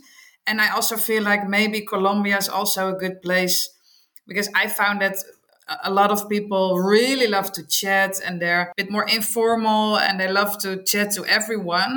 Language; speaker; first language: English; non-native, fluent; Dutch